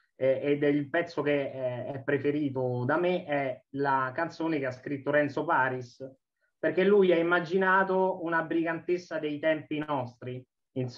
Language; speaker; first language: Italian; native; Italian